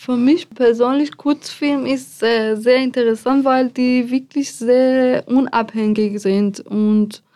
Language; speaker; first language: German; non-native, fluent; Persian